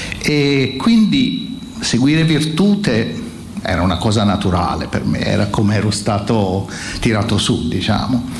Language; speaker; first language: Italian; native; Italian